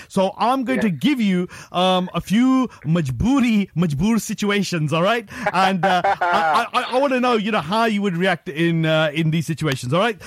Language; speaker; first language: English; early bilingual, other home language; Hindi